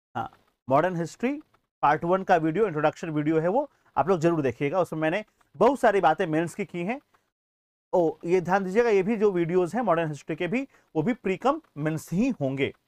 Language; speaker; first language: Hindi; native; Hindi